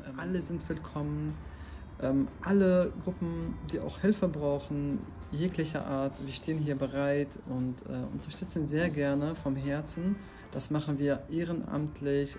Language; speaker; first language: German; non-native, fluent; Arabic